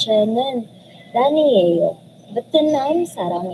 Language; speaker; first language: Korean; non-native, learner; Filipino